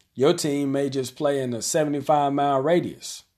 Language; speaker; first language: English; native; English